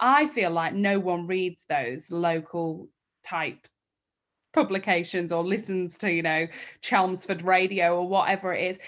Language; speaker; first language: English; native; English